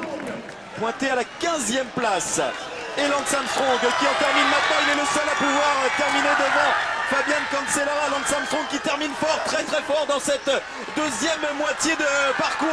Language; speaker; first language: French; native; French